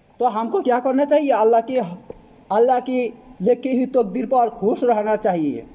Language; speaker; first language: Hindi; non-native, fluent; Bangla